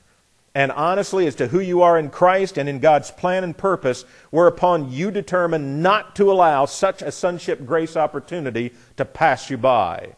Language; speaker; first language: English; native; English